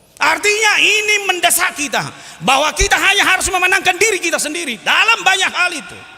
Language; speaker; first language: Indonesian; non-native, local second language; Batak Toba